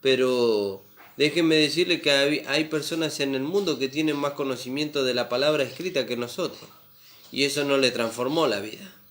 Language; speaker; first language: Spanish; native; Spanish